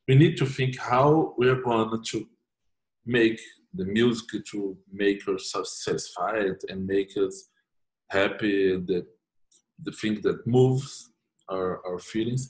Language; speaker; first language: English; non-native, fluent; Portuguese